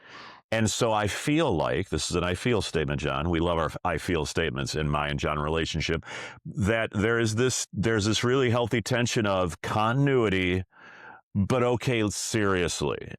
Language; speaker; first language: English; native; English